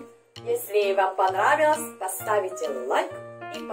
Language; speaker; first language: Russian; non-native, learner; Korean